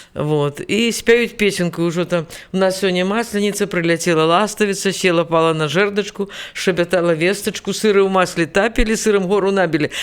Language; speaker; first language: Belarusian; native; Belarusian